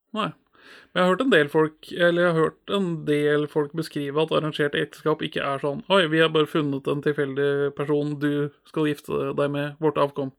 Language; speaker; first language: Norwegian; native; Norwegian